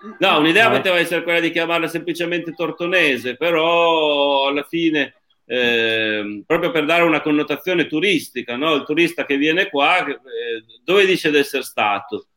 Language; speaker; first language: Italian; native; Italian